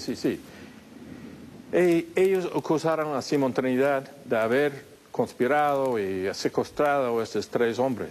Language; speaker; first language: Spanish; non-native, fluent; English